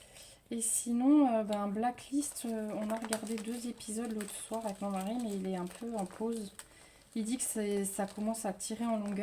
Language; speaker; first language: French; native; French